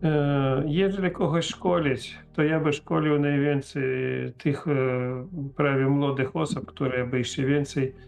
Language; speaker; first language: Polish; non-native, learner; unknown